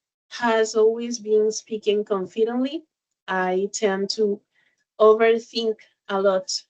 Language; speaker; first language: English; non-native, learner; Spanish